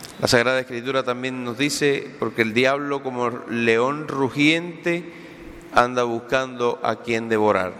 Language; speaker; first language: Spanish; native; Spanish